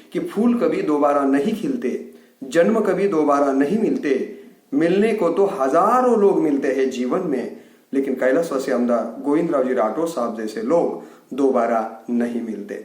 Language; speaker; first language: Hindi; non-native, local second language; Marathi